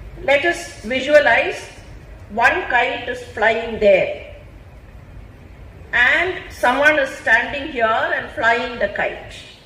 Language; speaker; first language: English; non-native, local second language; Tamil